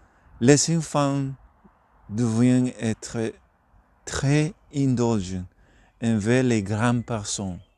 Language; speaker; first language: French; non-native, learner; Spanish